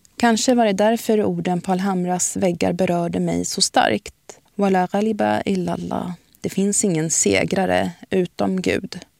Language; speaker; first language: Swedish; early bilingual, other home language; Arabic